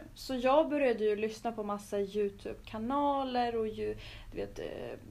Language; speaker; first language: Swedish; early bilingual, other home language; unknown